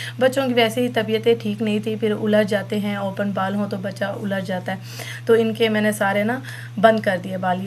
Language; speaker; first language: Urdu; native; Urdu